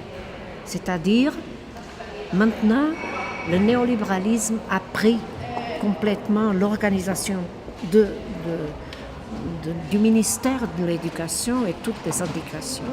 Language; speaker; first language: French; non-native, fluent; Portuguese